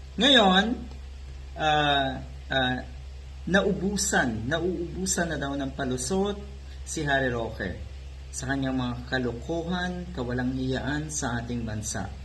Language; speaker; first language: Filipino; native; Filipino